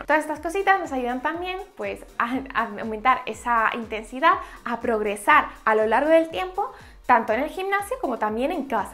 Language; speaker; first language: Spanish; native; Spanish